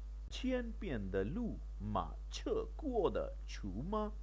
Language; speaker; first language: Chinese; non-native, learner; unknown